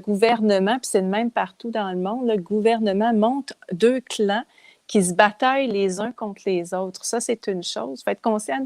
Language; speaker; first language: French; native; French